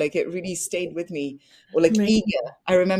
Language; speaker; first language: English; non-native, fluent; French